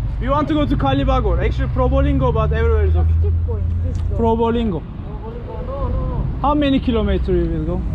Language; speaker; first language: English; non-native, learner; Turkish